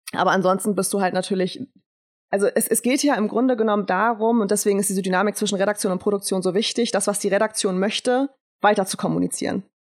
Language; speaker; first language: German; early bilingual, other home language; Turkish